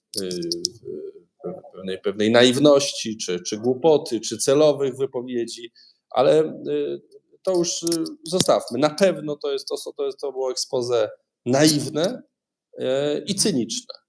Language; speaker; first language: Polish; native; Polish